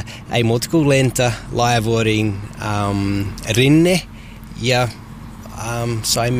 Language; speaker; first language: Finnish; non-native, learner; English